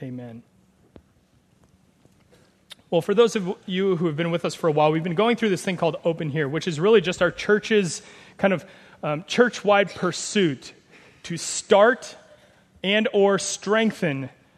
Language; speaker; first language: English; native; English